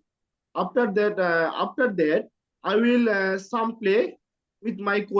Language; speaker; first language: English; non-native, learner; Bangla